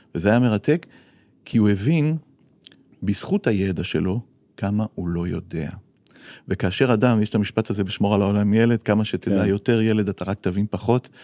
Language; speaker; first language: Hebrew; native; Hebrew